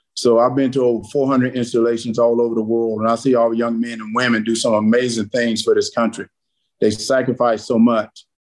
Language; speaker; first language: English; native; English